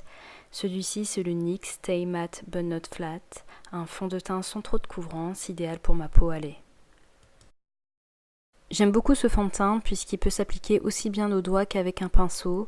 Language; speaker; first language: French; native; French